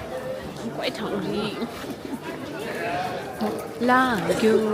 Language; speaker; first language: English; non-native, local second language; Tibetan